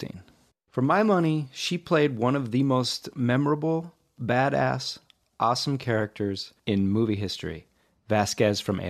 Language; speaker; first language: English; native; English